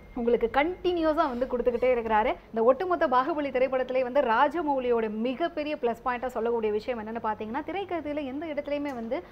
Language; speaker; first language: Tamil; native; Tamil